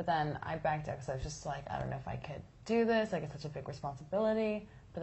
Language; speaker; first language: English; native; English